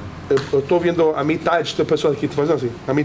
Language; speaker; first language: Portuguese; non-native, learner; English